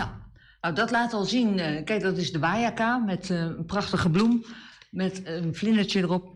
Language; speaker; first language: Dutch; native; Dutch